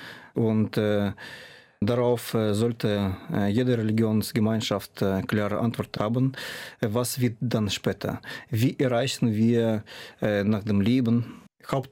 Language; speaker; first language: German; non-native, fluent; Russian